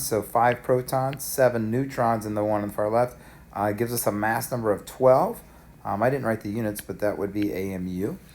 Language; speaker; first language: English; native; English